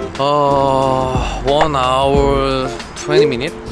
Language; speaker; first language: English; non-native, learner; Korean